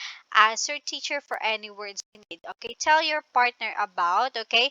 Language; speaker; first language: English; non-native, local second language; Filipino